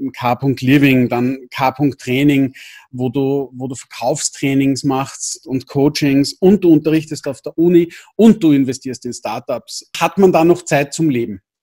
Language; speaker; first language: German; native; German